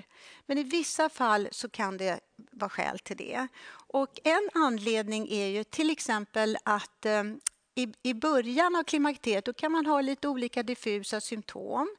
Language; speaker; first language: Swedish; native; Swedish